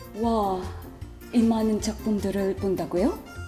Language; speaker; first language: Korean; non-native, learner; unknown